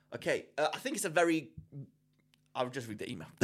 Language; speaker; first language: English; non-native, fluent; Greek